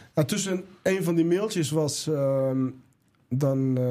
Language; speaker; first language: Dutch; early bilingual, other home language; Arabic